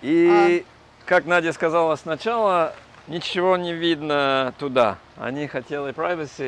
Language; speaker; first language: Russian; non-native, fluent; English